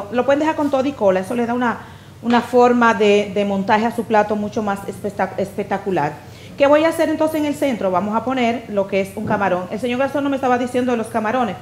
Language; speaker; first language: Spanish; native; Spanish